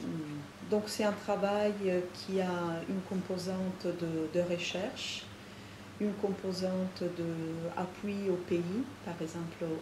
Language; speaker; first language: French; non-native, fluent; Italian